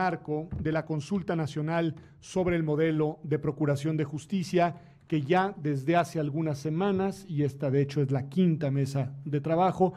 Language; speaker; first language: Spanish; native; Spanish